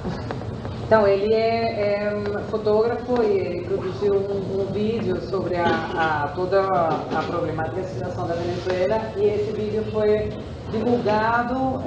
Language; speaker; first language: Portuguese; non-native, fluent; Spanish